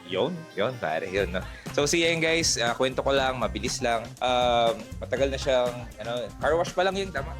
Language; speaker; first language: Filipino; native; Filipino